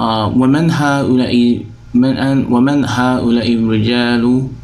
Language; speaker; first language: Arabic; non-native, fluent; English